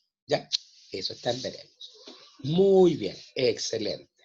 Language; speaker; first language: Spanish; native; Spanish